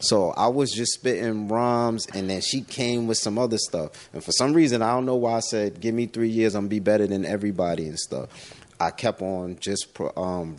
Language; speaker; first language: English; native; English